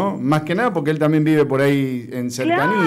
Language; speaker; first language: Spanish; native; Spanish